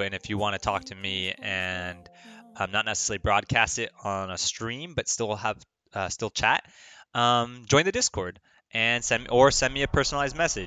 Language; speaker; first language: English; early bilingual, other home language; Spanish